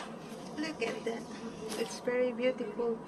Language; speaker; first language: English; non-native, local second language; Filipino